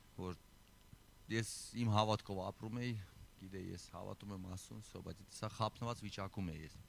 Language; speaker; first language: Armenian; early bilingual, heritage; Armenian